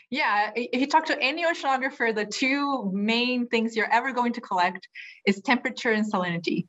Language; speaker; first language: English; non-native, fluent; Portuguese